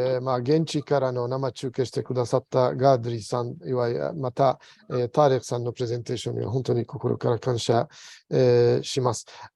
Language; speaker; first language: Japanese; non-native, fluent; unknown